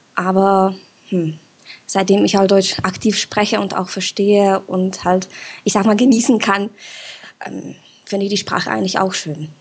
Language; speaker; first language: German; non-native, fluent; Czech